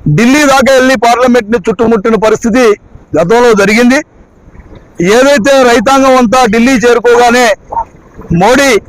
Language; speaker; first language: Telugu; native; Telugu